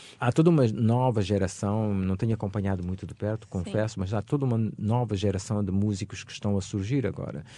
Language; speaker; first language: Portuguese; non-native, local second language; Upper Guinea Crioulo